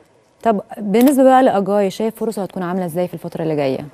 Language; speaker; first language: Arabic; native; Arabic